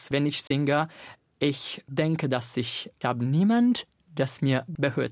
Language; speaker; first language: German; non-native, fluent; Italian